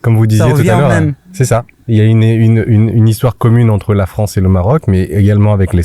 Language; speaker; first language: French; native; French